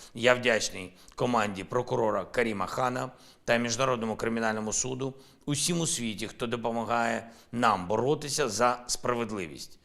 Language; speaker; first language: Ukrainian; non-native, local second language; Russian